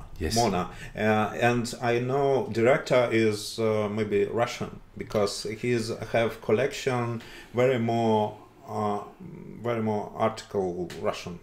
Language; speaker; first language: English; non-native, learner; Russian